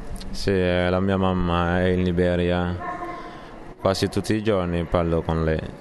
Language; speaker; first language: Italian; non-native, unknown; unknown